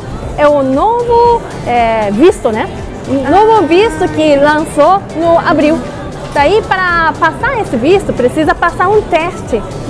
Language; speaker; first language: Portuguese; non-native, learner; Japanese